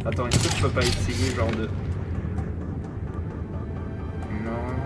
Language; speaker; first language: French; native; French